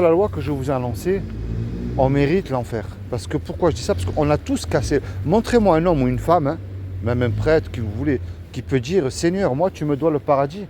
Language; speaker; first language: French; native; French